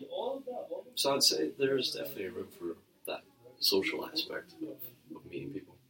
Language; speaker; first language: English; native; English